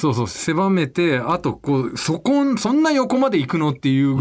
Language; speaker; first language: Japanese; native; Japanese